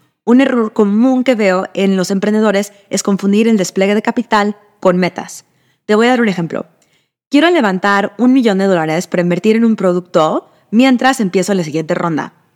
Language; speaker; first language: Spanish; native; Spanish